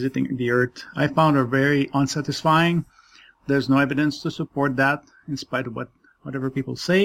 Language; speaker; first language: English; non-native, fluent; French